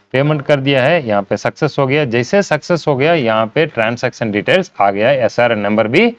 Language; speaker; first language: Hindi; non-native, local second language; Tamil